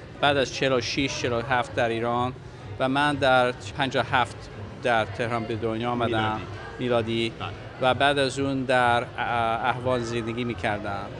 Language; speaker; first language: Persian; non-native, fluent; English